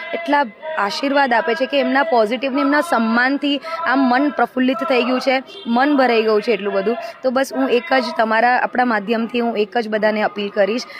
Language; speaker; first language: Gujarati; native; Gujarati